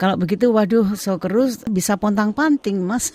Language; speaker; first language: Indonesian; native; Indonesian